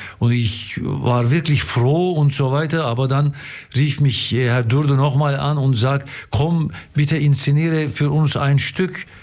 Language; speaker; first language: German; non-native, fluent; Turkish